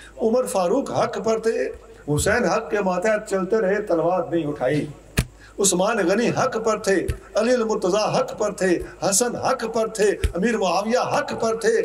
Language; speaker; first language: Urdu; non-native, local second language; Punjabi